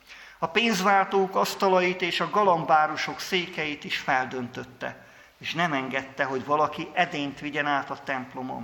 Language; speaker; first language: Hungarian; native; Hungarian